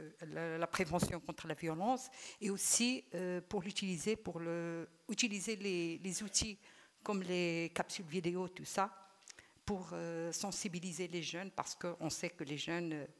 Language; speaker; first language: French; non-native, local second language; Arabic